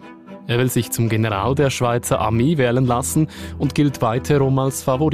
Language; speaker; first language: German; native; German